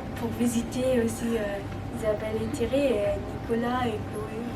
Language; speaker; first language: French; non-native, learner; German